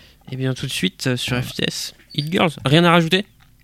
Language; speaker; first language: French; native; French